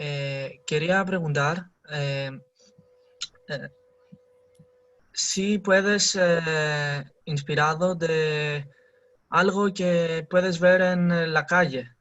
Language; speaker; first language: Spanish; non-native, learner; Greek